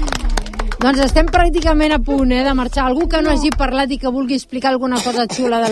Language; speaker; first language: Catalan; native; Catalan